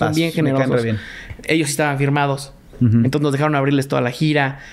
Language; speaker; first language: Spanish; native; Spanish